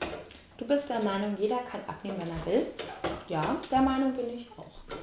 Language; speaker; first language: German; native; German